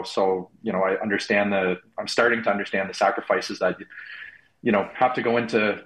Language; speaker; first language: English; native; English